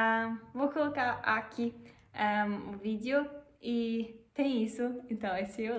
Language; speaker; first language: Portuguese; non-native, fluent; German